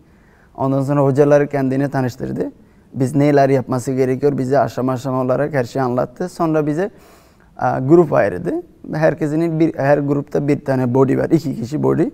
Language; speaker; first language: Turkish; non-native, fluent; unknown